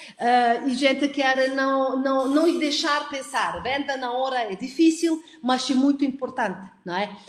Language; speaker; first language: Portuguese; non-native, fluent; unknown